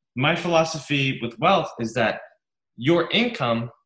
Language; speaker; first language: English; native; English